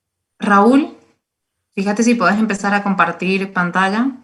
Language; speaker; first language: Spanish; native; Spanish